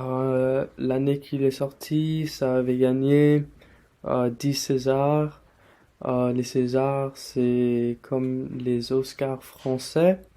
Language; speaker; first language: French; non-native, learner; English